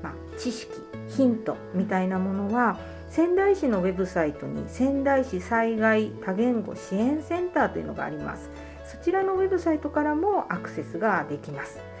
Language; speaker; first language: Japanese; native; Japanese